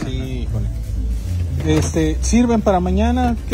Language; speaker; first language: Spanish; native; Spanish